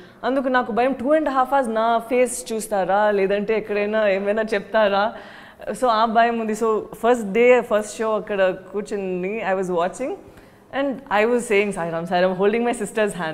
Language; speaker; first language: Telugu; non-native, learner; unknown